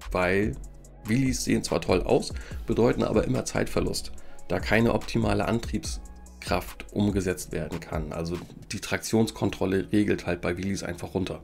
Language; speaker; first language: German; native; German